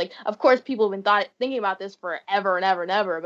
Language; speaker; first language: English; native; English